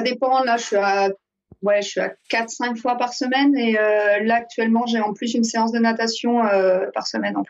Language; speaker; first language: French; native; French